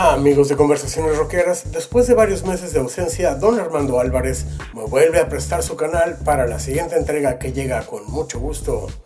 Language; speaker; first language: Spanish; native; Spanish